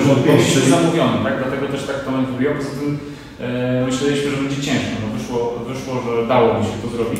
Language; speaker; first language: Polish; native; Polish